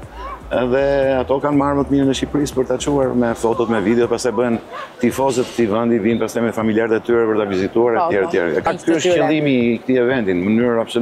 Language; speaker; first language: Albanian; native; Albanian